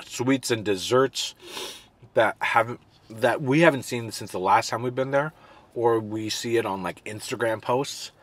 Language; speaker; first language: English; native; English